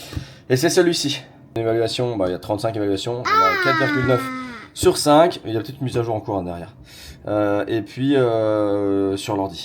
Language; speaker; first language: French; native; French